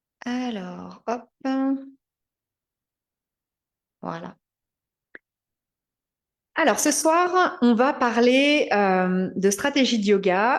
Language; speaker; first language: French; native; French